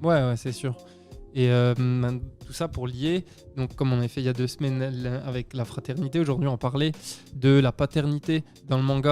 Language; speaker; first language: French; native; French